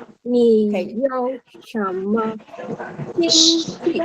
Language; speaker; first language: Chinese; non-native, learner; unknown